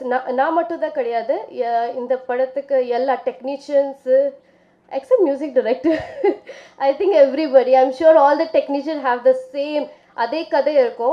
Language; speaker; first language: Tamil; non-native, fluent; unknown